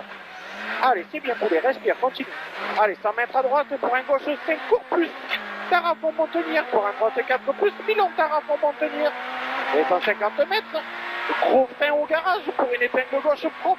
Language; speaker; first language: French; native; French